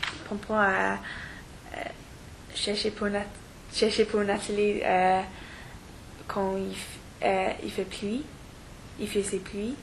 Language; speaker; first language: French; non-native, learner; English